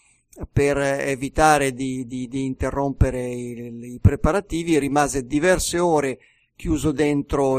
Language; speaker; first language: Italian; native; Italian